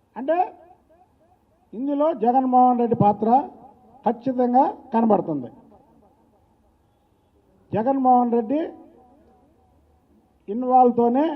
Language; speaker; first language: Telugu; native; Telugu